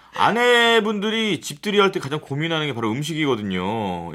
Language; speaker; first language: Korean; native; Korean